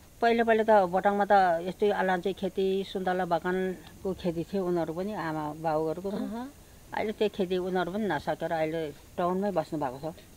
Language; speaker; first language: Nepali; native; Nepali